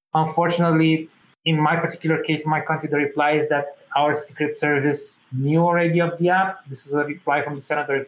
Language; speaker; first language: English; non-native, fluent; Romanian